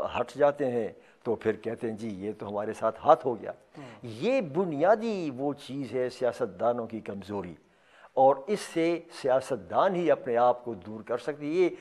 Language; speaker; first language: Urdu; non-native, local second language; Pashto